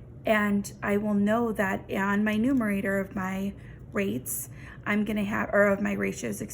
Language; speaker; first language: English; native; English